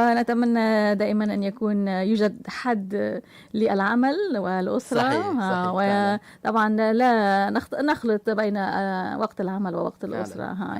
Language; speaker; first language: Arabic; non-native, fluent; Malay